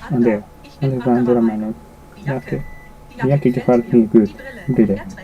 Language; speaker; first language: German; non-native, learner; Japanese